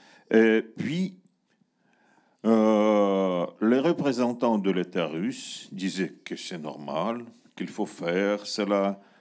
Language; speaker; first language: French; non-native, learner; Russian